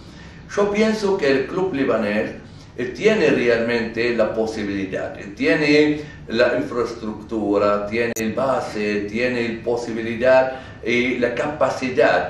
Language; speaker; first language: Spanish; non-native, fluent; Arabic